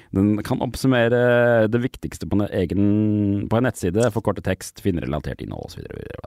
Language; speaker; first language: Norwegian; native; Norwegian